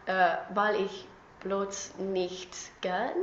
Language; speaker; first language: German; non-native, learner; English